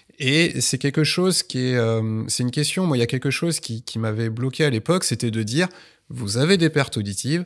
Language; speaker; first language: French; native; French